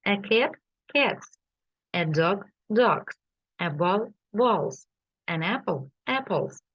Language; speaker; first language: English; non-native, fluent; Ukrainian